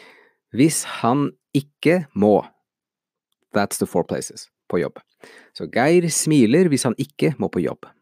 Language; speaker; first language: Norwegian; non-native, fluent; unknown